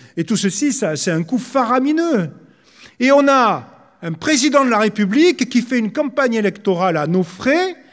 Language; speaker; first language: French; native; French